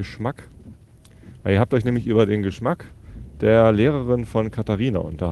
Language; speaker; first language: German; native; German